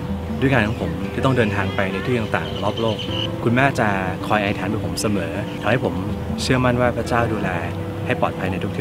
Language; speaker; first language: Thai; native; Thai